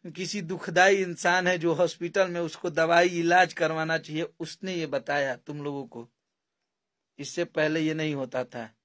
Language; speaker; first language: Hindi; native; Hindi